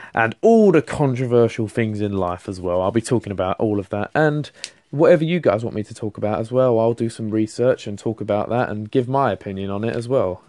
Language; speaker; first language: English; native; English